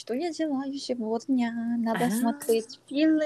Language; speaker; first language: Russian; non-native, learner; Korean